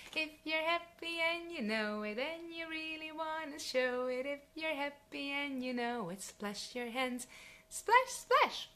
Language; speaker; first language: English; non-native, fluent; Hungarian